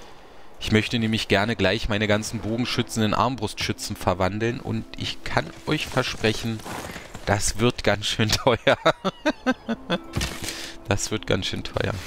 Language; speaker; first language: German; native; German